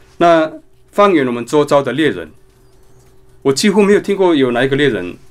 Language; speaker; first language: Chinese; non-native, local second language; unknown